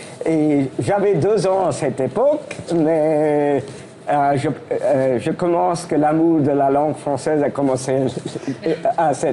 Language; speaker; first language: French; non-native, fluent; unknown